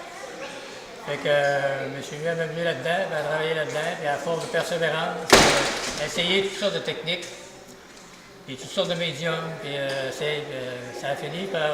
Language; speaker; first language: French; native; French